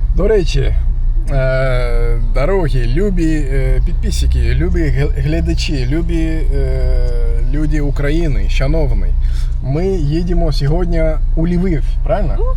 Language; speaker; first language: Ukrainian; non-native, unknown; Turkish